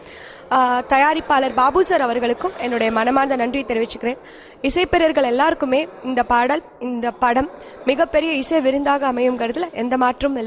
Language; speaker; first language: Tamil; native; Tamil